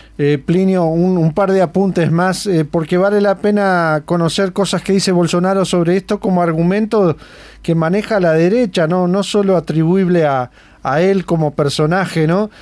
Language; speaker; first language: Spanish; native; Spanish